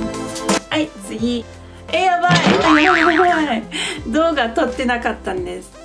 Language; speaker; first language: Japanese; non-native, fluent; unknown